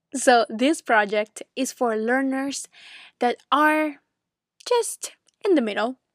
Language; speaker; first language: English; non-native, fluent; Spanish